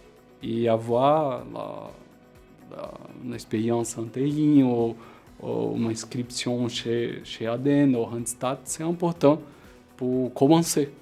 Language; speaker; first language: French; non-native, fluent; Portuguese